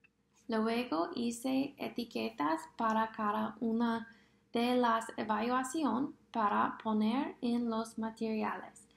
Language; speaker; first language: Spanish; non-native, fluent; English